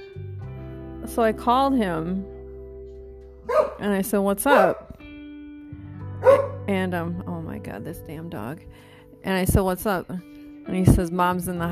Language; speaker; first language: English; native; English